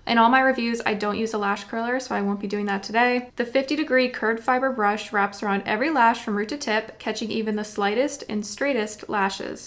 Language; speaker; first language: English; native; English